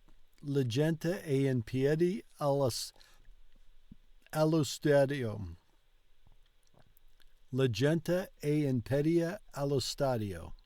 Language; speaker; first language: Italian; non-native, learner; English